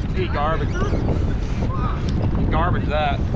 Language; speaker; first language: English; native; English